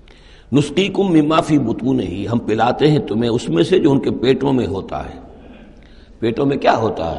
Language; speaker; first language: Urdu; native; Urdu